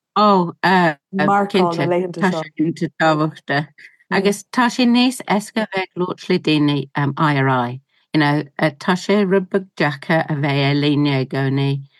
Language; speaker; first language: Irish; non-native, learner; English